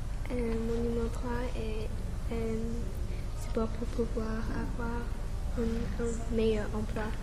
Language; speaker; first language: French; non-native, learner; English